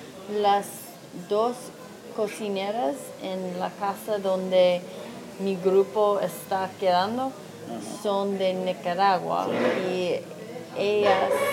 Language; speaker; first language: Spanish; non-native, fluent; English